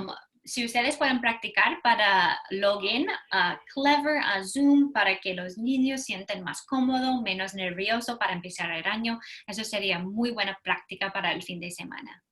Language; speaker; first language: Spanish; non-native, fluent; English